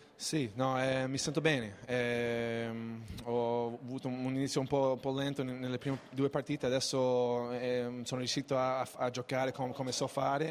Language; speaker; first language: Italian; non-native, fluent; English